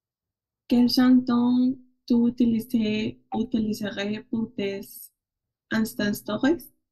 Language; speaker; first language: French; non-native, learner; Spanish